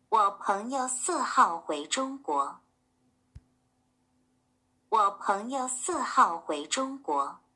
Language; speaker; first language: Chinese; non-native, learner; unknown